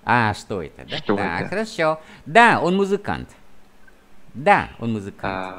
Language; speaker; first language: Russian; non-native, fluent; Vietnamese